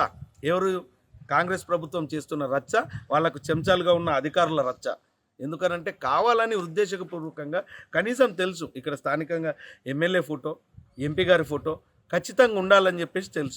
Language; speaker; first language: Telugu; native; Telugu